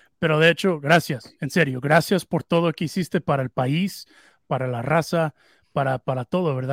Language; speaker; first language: Spanish; early bilingual, heritage; Spanish